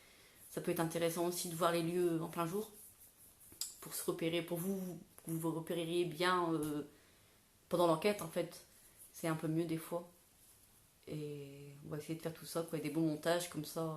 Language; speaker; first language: French; native; French